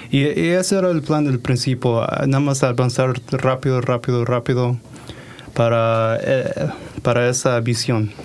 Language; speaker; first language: Spanish; early bilingual, heritage; Spanish